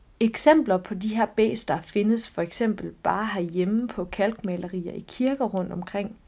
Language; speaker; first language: Danish; native; Danish